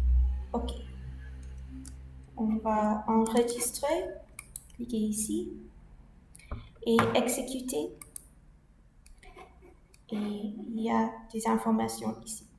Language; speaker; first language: French; non-native, learner; English